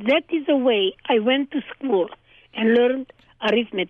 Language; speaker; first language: English; non-native, fluent; Hungarian